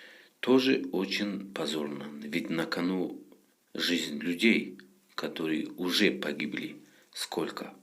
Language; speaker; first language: Russian; non-native, fluent; Tajik